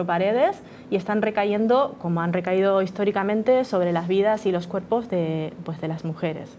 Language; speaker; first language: Spanish; native; Spanish